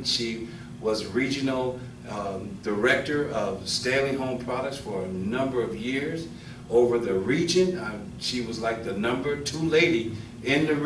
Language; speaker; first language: English; native; English